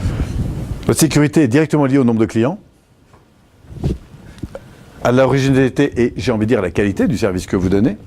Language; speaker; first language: French; native; French